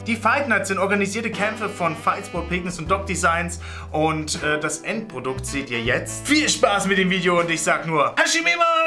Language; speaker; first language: German; native; German